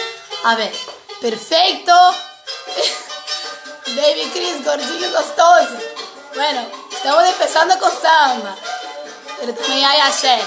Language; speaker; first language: Spanish; non-native, fluent; Portuguese